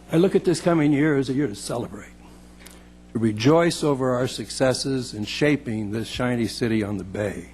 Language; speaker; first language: English; native; English